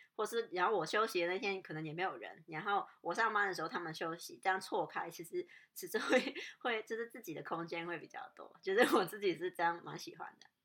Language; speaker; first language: Chinese; non-native, local second language; Cantonese